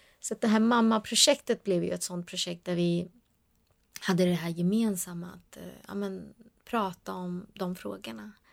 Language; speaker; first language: Swedish; early bilingual, other home language; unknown